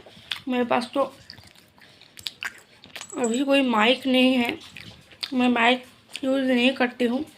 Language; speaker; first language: Hindi; non-native, local second language; Bangla